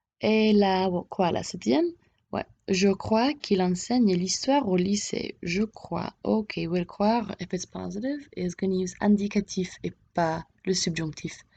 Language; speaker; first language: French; non-native, fluent; English